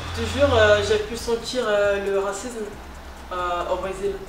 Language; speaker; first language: French; non-native, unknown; Portuguese